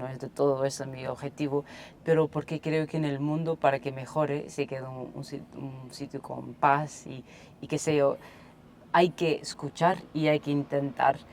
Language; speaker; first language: Spanish; non-native, fluent; Portuguese